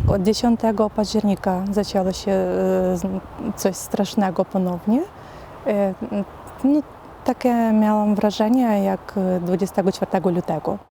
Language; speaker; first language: Polish; non-native, fluent; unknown